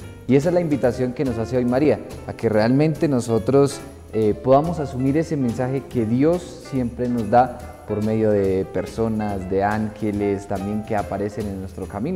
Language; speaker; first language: Spanish; native; Spanish